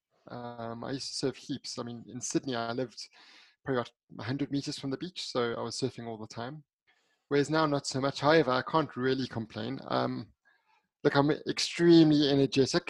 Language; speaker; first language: English; native; English